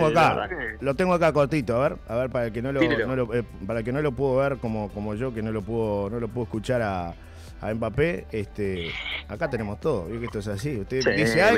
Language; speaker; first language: Spanish; native; Spanish